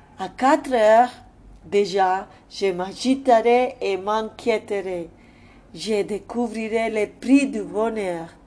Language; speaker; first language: French; non-native, fluent; Spanish